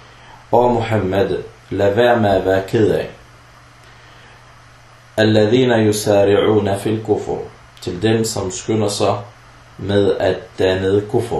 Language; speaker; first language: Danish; early bilingual, other home language; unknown